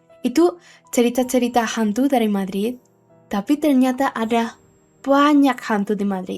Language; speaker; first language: Indonesian; non-native, learner; Spanish